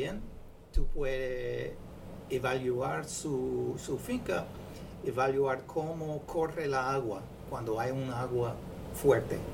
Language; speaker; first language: Spanish; non-native, fluent; English